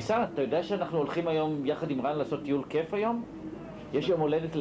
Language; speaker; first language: Hebrew; native; Hebrew